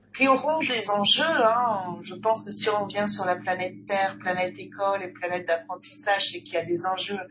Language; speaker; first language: French; native; French